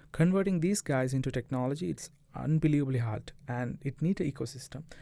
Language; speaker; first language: English; non-native, local second language; Tamil